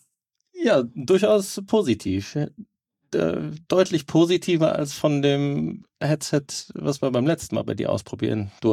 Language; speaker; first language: German; native; German